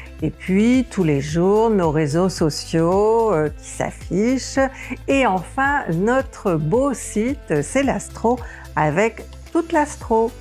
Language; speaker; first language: French; native; French